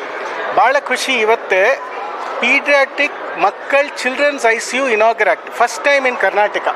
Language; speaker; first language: Kannada; non-native, local second language; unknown